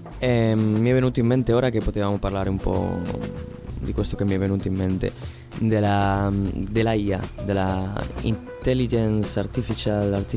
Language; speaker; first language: Italian; non-native, fluent; Spanish